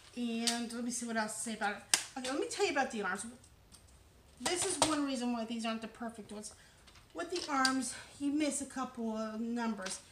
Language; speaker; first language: English; native; English